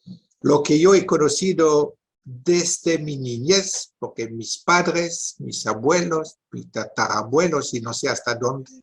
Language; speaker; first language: Spanish; non-native, fluent; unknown